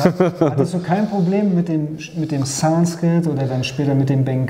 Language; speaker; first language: German; native; German